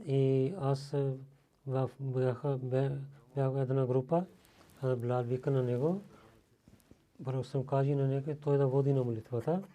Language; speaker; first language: Bulgarian; non-native, learner; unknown